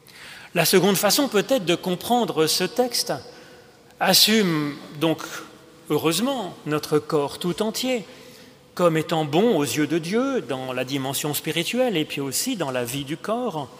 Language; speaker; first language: French; native; French